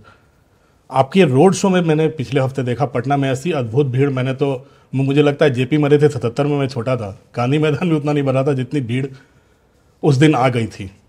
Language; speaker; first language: Hindi; native; Hindi